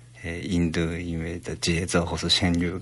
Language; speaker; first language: Chinese; non-native, fluent; Japanese